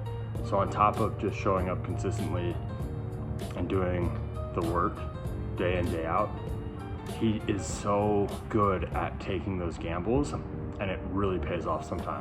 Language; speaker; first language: English; native; English